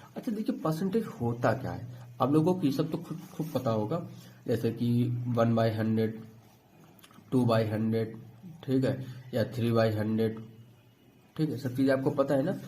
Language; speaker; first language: Hindi; native; Hindi